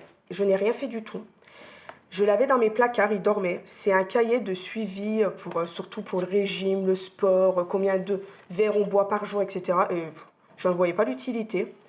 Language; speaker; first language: French; native; French